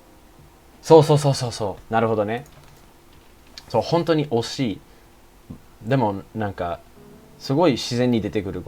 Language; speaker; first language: Japanese; non-native, fluent; English